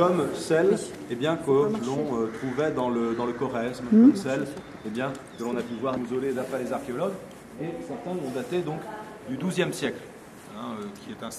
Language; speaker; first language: French; native; French